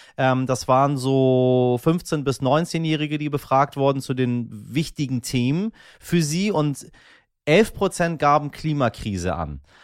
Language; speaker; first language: German; native; German